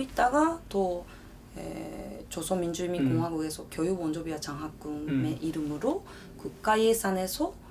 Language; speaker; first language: Korean; early bilingual, heritage; Japanese